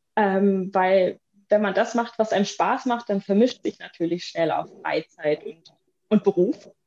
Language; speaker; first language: German; native; German